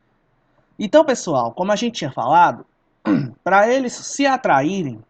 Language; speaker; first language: Portuguese; native; Portuguese